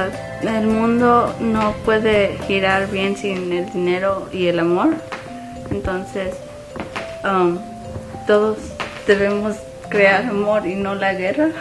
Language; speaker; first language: Spanish; early bilingual, other home language; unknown